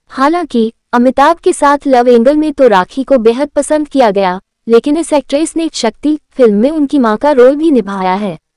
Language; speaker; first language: Hindi; native; Hindi